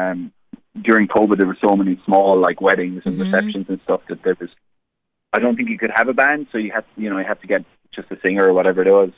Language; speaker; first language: English; native; English